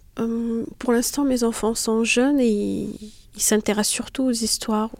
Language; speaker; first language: French; non-native, local second language; Arabic